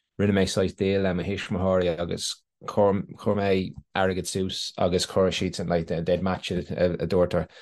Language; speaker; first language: Irish; non-native, local second language; English